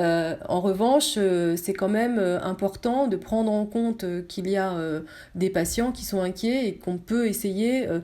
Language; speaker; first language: French; native; French